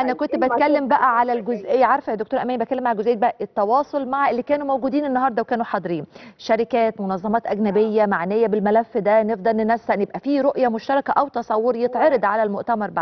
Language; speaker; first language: Arabic; native; Arabic